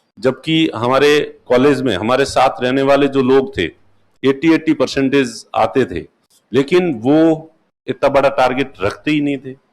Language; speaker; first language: Hindi; non-native, local second language; Marwari